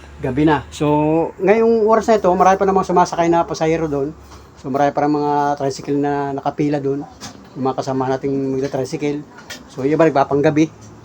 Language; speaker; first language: Filipino; native; Filipino